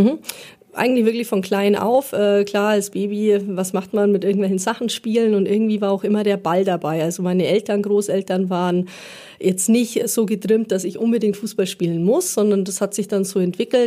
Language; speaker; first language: German; native; German